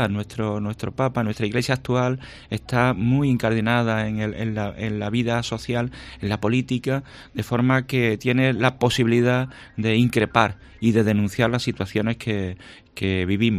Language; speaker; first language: Spanish; native; Spanish